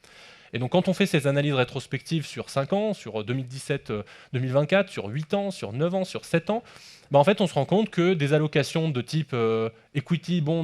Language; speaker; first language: French; native; French